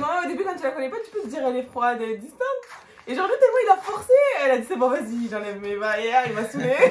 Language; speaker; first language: French; native; French